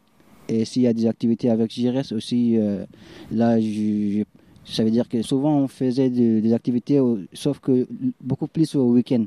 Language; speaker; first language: French; non-native, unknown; Arabic